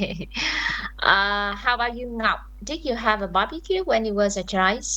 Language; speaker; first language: English; non-native, fluent; Vietnamese